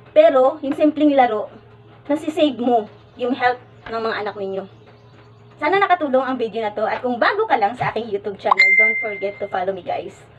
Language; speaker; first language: Filipino; native; Filipino